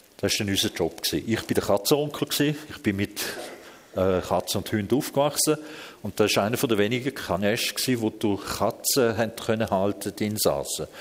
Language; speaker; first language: German; early bilingual, other home language; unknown